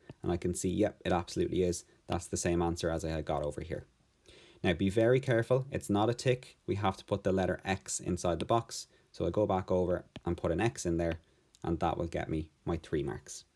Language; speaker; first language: English; native; English